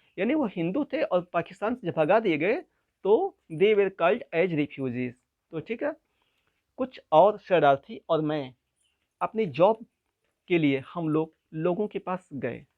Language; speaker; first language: Hindi; native; Hindi